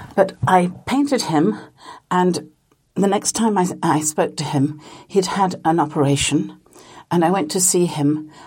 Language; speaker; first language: English; native; English